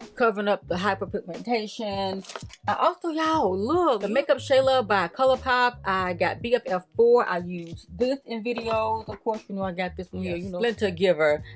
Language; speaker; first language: English; native; English